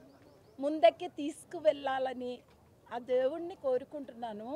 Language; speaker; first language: Telugu; non-native, learner; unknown